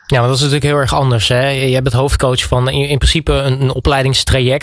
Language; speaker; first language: Dutch; native; Dutch